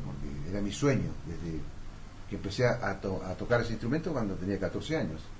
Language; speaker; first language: Spanish; native; Spanish